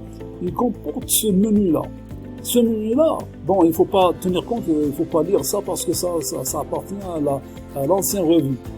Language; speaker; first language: French; non-native, local second language; Arabic